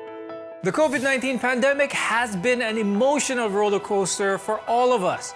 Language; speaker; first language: English; non-native, local second language; Filipino